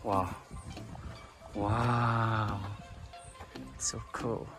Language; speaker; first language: English; non-native, local second language; Korean